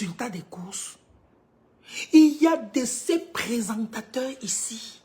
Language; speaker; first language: French; native; French